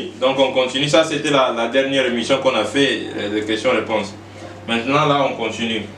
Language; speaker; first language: French; non-native, local second language; Lingala